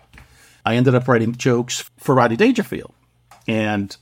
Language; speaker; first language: English; native; English